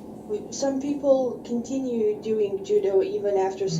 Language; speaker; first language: English; non-native, fluent; Bosnian